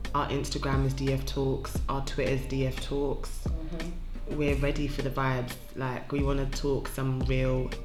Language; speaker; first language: English; non-native, local second language; French